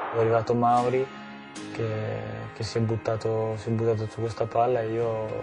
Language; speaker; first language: Italian; early bilingual, other home language; Albanian